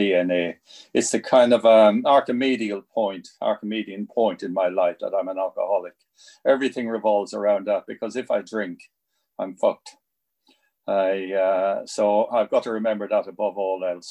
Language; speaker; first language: English; native; English